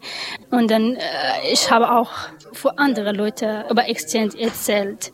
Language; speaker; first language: German; non-native, learner; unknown